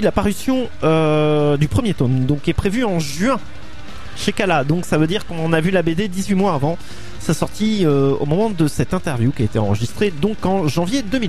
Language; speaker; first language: French; native; French